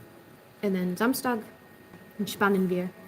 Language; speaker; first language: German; non-native, learner; English